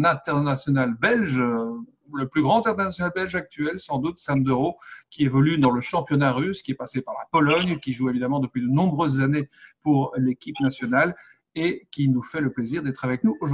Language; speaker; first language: French; native; French